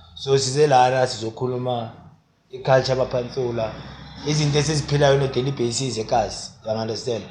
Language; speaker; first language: Zulu; native; Zulu